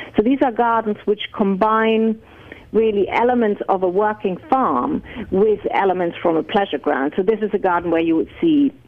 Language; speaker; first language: English; non-native, fluent; German